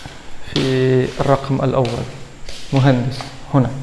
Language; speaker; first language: Arabic; non-native, fluent; Indonesian